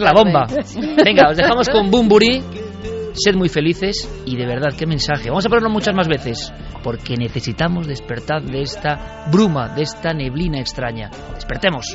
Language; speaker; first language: Spanish; native; Spanish